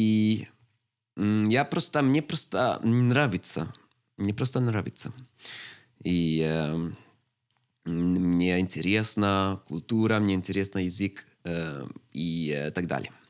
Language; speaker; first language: Russian; non-native, learner; Swedish